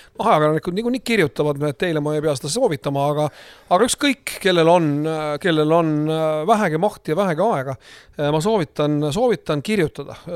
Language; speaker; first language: Estonian; native; Estonian